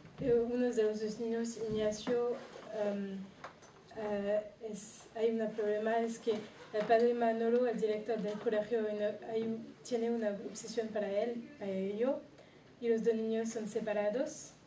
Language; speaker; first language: Spanish; non-native, learner; French